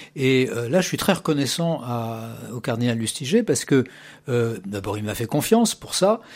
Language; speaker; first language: French; native; French